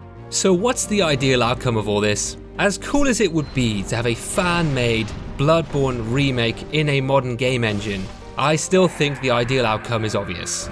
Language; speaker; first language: English; native; English